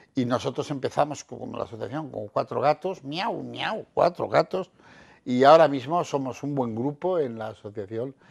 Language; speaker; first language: Spanish; native; Spanish